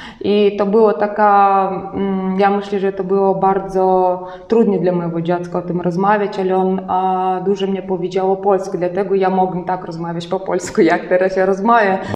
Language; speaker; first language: Polish; non-native, learner; Russian